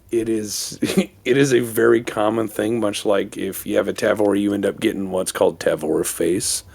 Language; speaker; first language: English; native; English